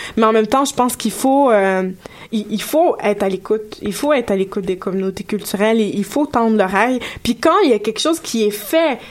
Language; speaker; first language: French; early bilingual, other home language; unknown